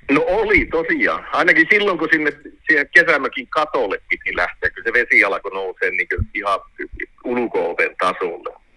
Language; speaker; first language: Finnish; early bilingual, heritage; Finnish